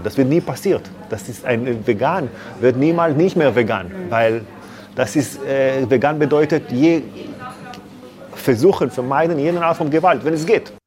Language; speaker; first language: German; non-native, learner; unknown